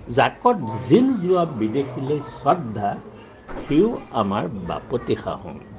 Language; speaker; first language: Assamese; native; Assamese